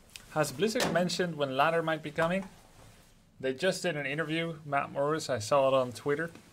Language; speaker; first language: English; non-native, fluent; Dutch